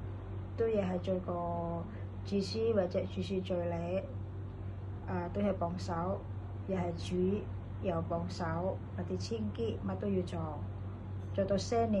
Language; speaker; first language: Cantonese; non-native, fluent; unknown